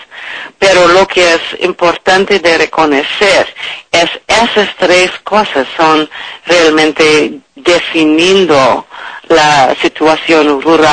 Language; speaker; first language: Spanish; non-native, learner; English